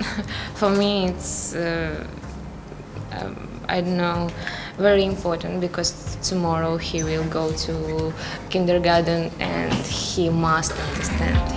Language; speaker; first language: English; non-native, learner; Russian